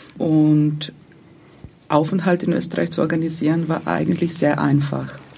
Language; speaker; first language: German; non-native, fluent; Croatian